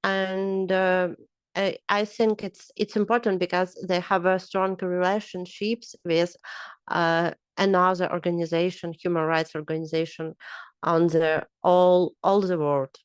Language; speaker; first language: English; non-native, learner; Ukrainian